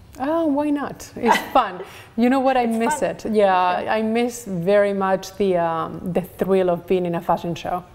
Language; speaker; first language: English; non-native, fluent; Spanish